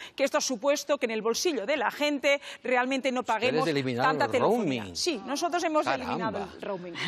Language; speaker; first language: Spanish; native; Spanish